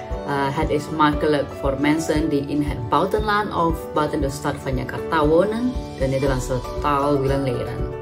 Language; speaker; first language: Dutch; non-native, fluent; Indonesian